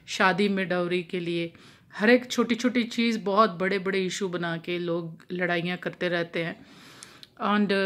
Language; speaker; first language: Hindi; non-native, local second language; Punjabi